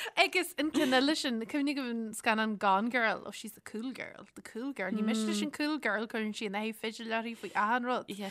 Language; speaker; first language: Irish; native; Irish